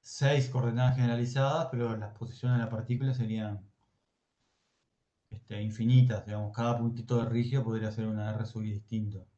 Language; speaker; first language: Spanish; native; Spanish